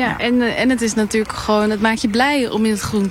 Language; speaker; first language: Dutch; native; Dutch